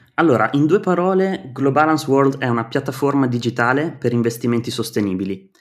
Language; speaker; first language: Italian; native; Italian